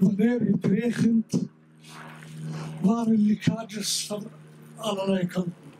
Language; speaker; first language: Dutch; non-native, fluent; Arabic